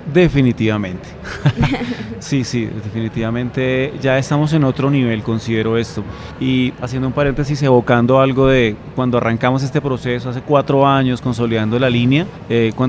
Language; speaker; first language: Spanish; native; Spanish